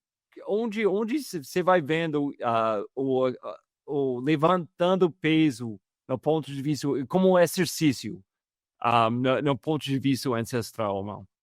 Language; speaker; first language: Portuguese; non-native, fluent; English